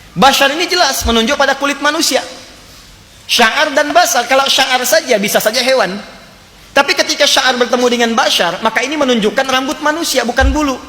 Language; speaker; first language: Indonesian; native; Indonesian